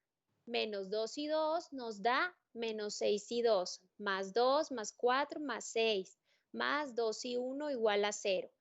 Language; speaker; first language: Spanish; native; Spanish